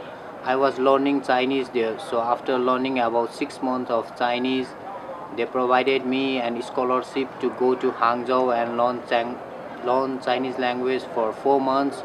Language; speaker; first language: English; non-native, fluent; Nepali